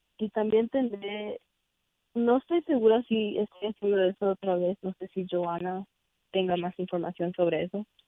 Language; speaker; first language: Spanish; early bilingual, heritage; Spanish